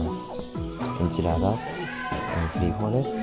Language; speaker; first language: Spanish; non-native, learner; Japanese